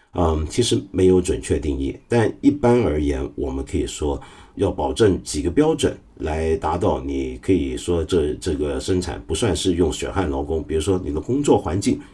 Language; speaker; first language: Chinese; non-native, local second language; Cantonese